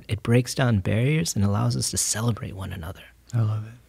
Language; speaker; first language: English; native; English